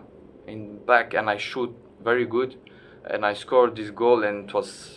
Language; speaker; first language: English; non-native, learner; French